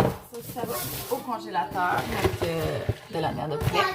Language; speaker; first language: French; native; French